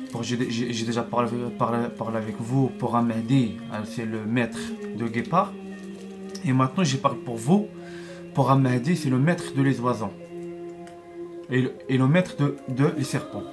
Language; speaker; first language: French; non-native, learner; Arabic